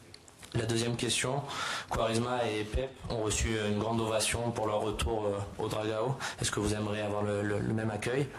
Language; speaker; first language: French; native; French